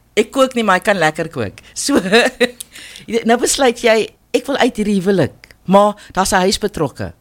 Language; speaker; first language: Afrikaans; non-native, local second language; English